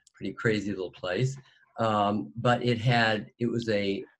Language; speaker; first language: English; native; English